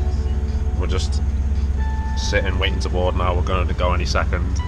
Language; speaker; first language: English; native; English